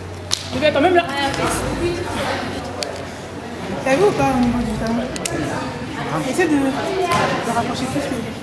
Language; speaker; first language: French; non-native, learner; English